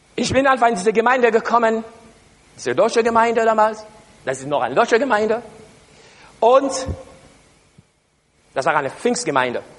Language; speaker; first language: German; non-native, learner; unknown